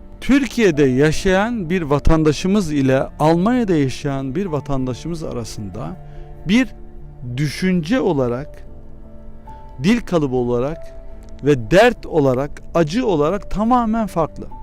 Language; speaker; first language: Turkish; early bilingual, heritage; Turkish